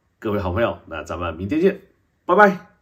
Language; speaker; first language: Chinese; native; Chinese